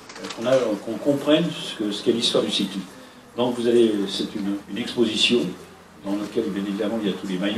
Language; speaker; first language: French; native; French